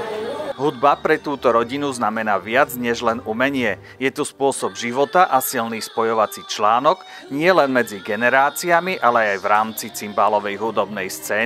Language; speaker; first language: Slovak; native; Slovak